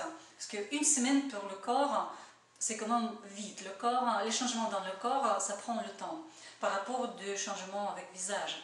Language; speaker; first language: French; non-native, learner; Russian